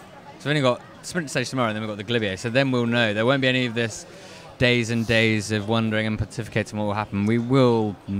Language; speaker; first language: English; native; English